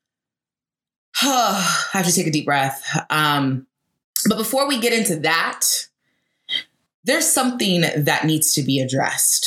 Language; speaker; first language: English; native; English